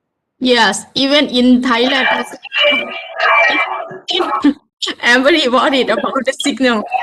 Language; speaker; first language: English; non-native, learner; Thai